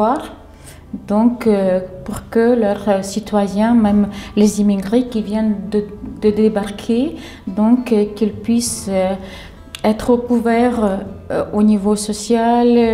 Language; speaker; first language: French; non-native, fluent; Ukrainian